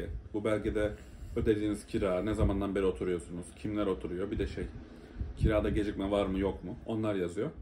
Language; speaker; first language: Turkish; early bilingual, heritage; Turkish